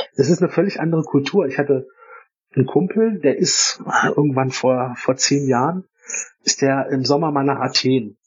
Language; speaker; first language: German; native; German